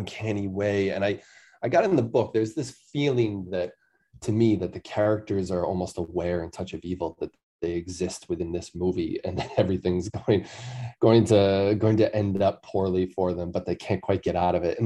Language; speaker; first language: English; native; English